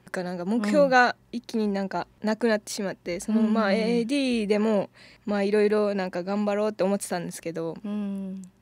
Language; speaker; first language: Japanese; native; Japanese